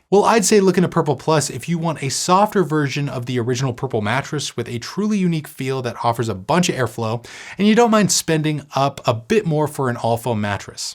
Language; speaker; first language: English; native; English